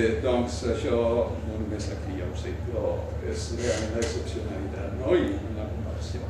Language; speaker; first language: Catalan; non-native, fluent; German